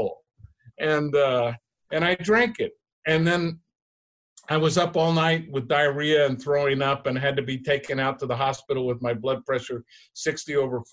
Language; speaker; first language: English; native; English